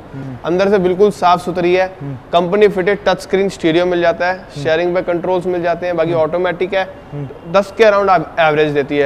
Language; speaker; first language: Hindi; native; Hindi